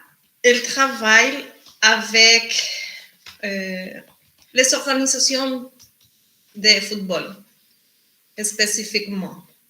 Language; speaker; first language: French; non-native, learner; Spanish